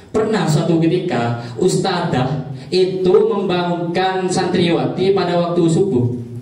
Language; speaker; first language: Indonesian; native; Indonesian